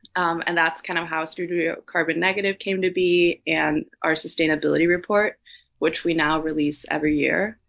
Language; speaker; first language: English; non-native, fluent; Danish